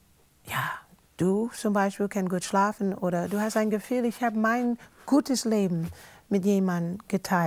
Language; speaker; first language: German; non-native, fluent; English